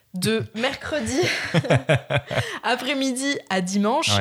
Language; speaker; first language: French; native; French